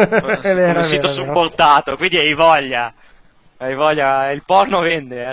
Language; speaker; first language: Italian; native; Italian